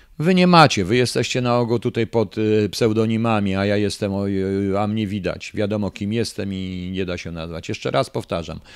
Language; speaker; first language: Polish; native; Polish